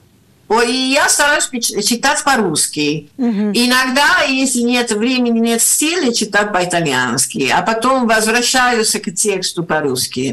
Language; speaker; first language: Russian; non-native, fluent; Italian